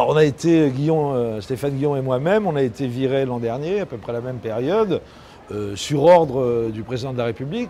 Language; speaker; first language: French; native; French